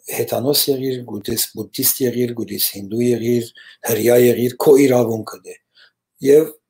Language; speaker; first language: Armenian; early bilingual, heritage; Armenian